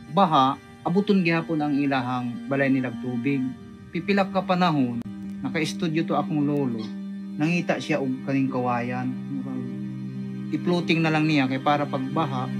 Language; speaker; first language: Cebuano; non-native, local second language; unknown